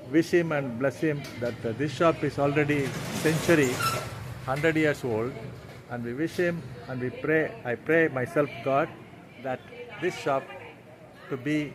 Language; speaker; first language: English; non-native, local second language; Tamil